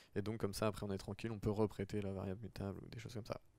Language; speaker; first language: French; native; French